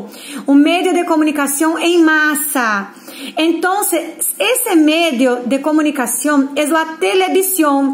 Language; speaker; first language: Spanish; non-native, fluent; Portuguese